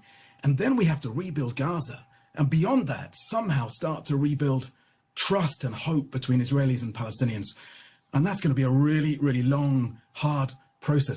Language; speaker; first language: English; native; English